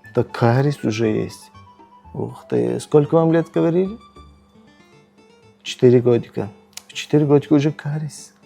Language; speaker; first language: Russian; non-native, local second language; Tajik